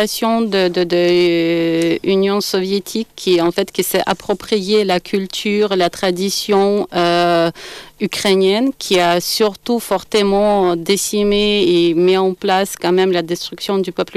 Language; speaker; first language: French; non-native, fluent; Ukrainian